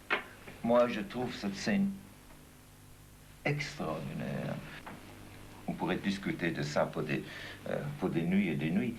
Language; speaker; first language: French; non-native, fluent; German